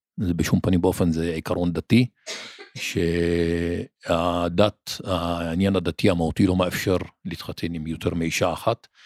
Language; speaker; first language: Hebrew; non-native, local second language; Arabic